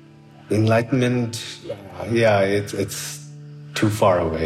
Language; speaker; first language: English; non-native, local second language; Sherpa